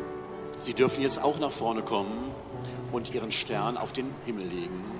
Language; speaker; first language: German; native; German